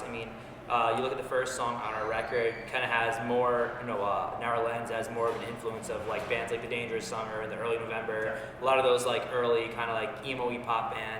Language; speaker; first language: English; native; English